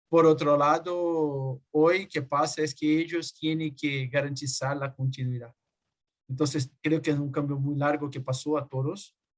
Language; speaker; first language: Spanish; non-native, fluent; Portuguese